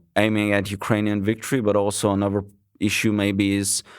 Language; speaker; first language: English; non-native, fluent; Lithuanian